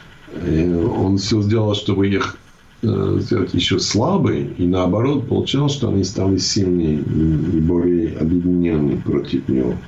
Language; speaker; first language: Russian; non-native, fluent; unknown